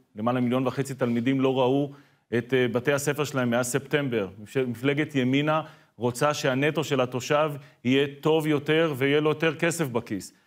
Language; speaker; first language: Hebrew; native; Hebrew